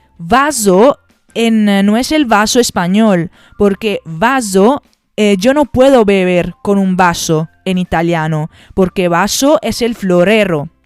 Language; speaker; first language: Spanish; non-native, fluent; Italian